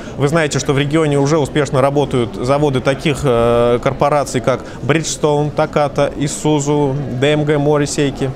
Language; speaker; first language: Russian; native; Russian